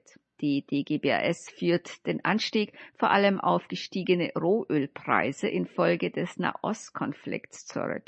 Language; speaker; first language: German; native; German